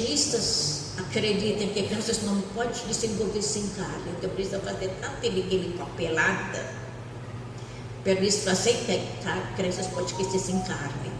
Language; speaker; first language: Portuguese; non-native, fluent; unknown